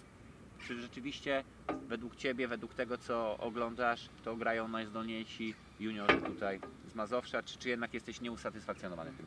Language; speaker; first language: Polish; native; Polish